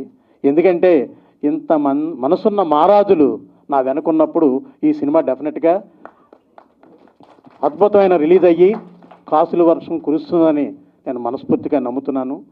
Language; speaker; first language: Telugu; native; Telugu